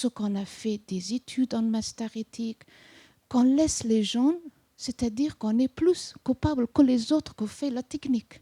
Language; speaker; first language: French; non-native, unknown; Persian